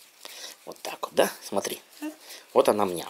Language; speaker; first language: Russian; native; Russian